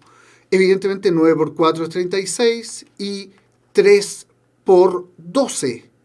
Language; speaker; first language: Spanish; native; Spanish